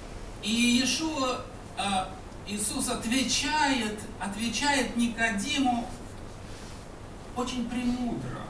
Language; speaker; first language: Polish; non-native, learner; Russian